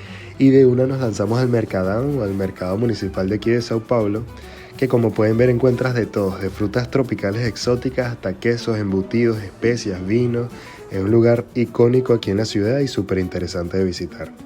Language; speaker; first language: Spanish; native; Spanish